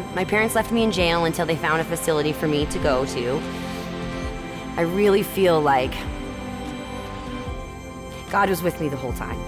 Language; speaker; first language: English; native; English